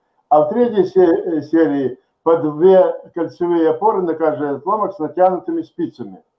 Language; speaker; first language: Russian; native; Russian